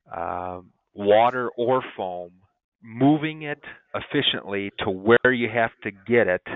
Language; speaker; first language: English; native; English